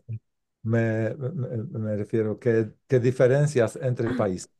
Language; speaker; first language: Spanish; non-native, learner; Polish